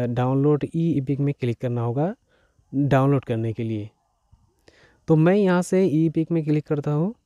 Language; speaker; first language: Hindi; non-native, local second language; Bangla